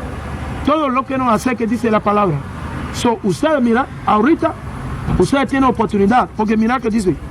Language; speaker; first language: Spanish; non-native, learner; English